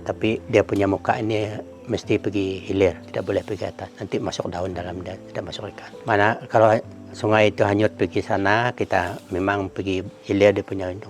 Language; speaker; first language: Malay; non-native, local second language; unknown